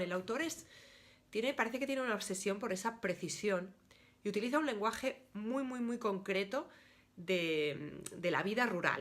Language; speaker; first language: Spanish; native; Spanish